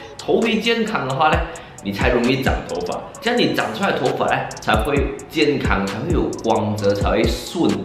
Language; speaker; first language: Chinese; native; Chinese